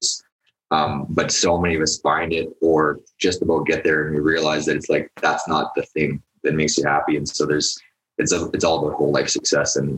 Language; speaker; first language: English; native; English